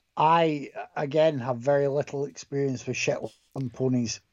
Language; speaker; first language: English; native; English